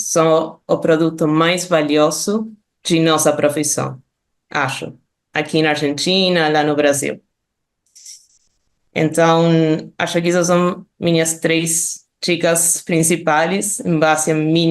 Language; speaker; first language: Portuguese; non-native, fluent; Spanish